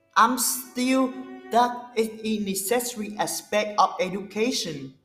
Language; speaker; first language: English; non-native, learner; Vietnamese